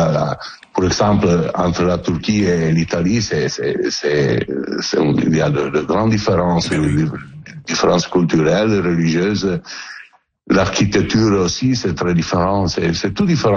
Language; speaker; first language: French; non-native, learner; Italian